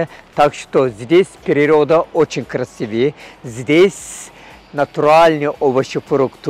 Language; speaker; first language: Russian; non-native, learner; Turkish